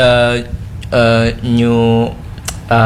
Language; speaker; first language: English; non-native, learner; Indonesian